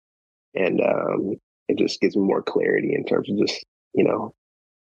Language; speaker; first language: English; native; English